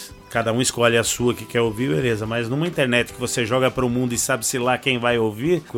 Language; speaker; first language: Portuguese; native; Portuguese